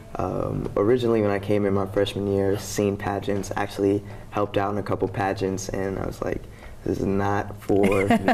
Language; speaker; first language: English; native; English